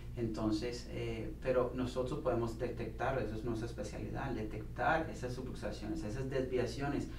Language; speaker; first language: Spanish; non-native, fluent; English